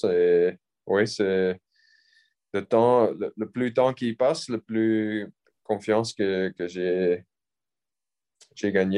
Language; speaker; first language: French; non-native, local second language; Dutch